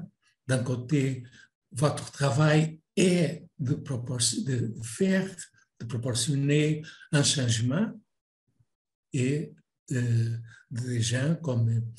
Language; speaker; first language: French; non-native, fluent; Portuguese